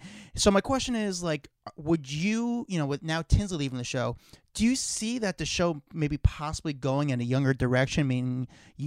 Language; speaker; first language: English; native; English